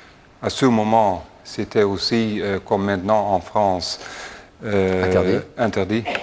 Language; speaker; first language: French; non-native, learner; Dutch